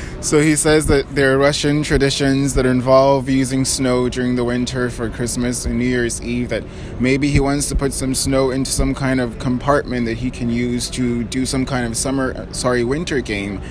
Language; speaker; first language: English; native; English